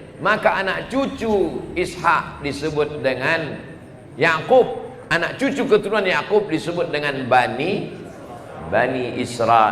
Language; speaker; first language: Malay; native; Malay